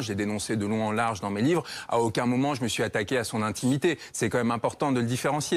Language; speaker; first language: French; native; French